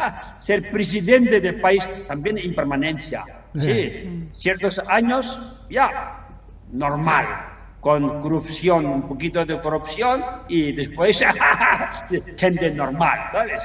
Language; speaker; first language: Spanish; non-native, learner; Tibetan